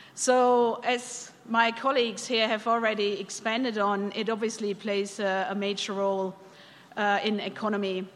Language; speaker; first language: English; non-native, fluent; German